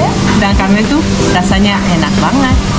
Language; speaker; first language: Indonesian; non-native, fluent; Russian